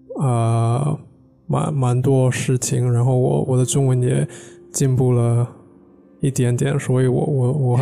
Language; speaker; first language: Chinese; non-native, fluent; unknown